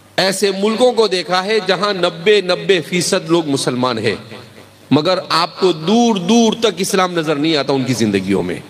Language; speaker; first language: Urdu; non-native, local second language; Gujarati